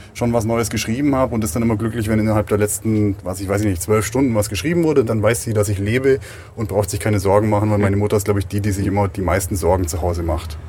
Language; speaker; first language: German; native; German